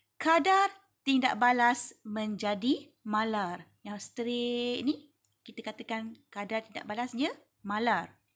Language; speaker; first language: Malay; native; Malay